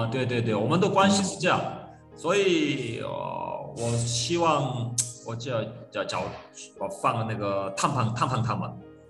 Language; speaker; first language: Chinese; non-native, fluent; Korean